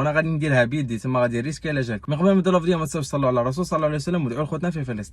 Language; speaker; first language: Arabic; native; Arabic